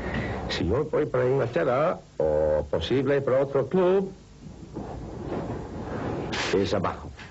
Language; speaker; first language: Spanish; non-native, learner; English